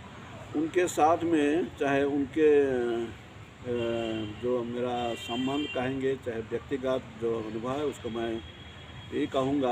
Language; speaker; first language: Hindi; non-native, local second language; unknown